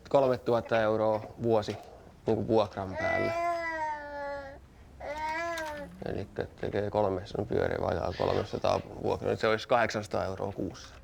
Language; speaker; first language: Finnish; native; Finnish